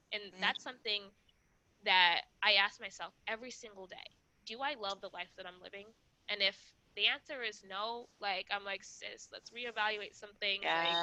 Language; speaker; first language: English; non-native, local second language; Kinyarwanda